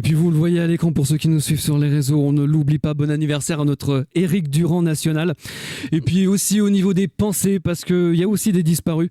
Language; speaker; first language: French; native; French